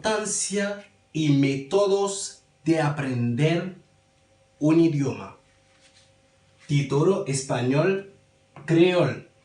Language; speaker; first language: Spanish; non-native, learner; Haitian Creole